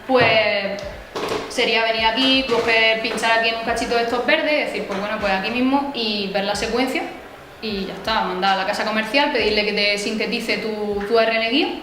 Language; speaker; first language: Spanish; native; Spanish